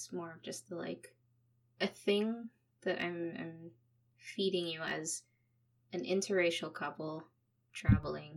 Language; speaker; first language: English; non-native, local second language; Filipino